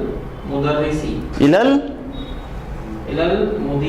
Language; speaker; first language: Arabic; non-native, learner; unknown